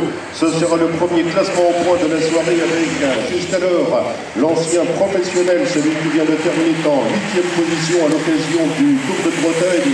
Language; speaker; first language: French; native; French